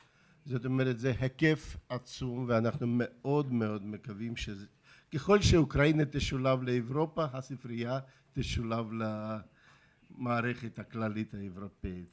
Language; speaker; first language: Hebrew; non-native, fluent; Russian